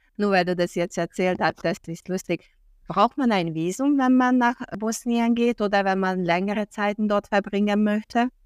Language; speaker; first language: German; non-native, fluent; Hungarian